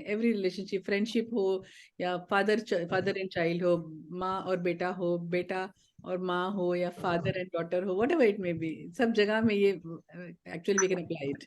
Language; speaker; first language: Hindi; native; Hindi